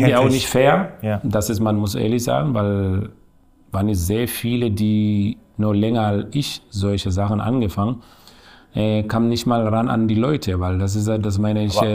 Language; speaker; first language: German; non-native, learner; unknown